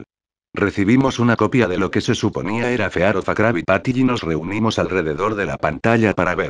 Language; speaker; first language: Spanish; native; Spanish